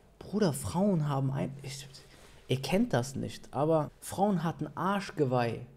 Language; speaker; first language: German; early bilingual, other home language; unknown